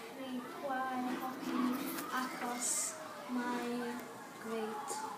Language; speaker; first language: Welsh; non-native, local second language; English